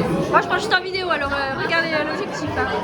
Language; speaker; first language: French; native; French